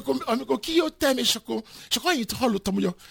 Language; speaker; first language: Hungarian; non-native, fluent; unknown